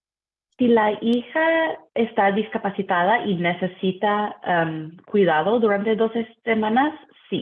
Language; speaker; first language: Spanish; early bilingual, heritage; Spanish